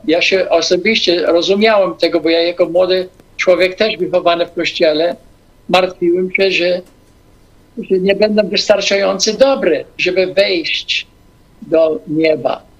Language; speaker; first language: Polish; early bilingual, heritage; English